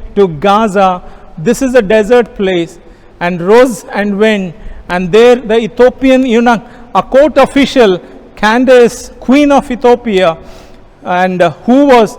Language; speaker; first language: English; non-native, local second language; Kannada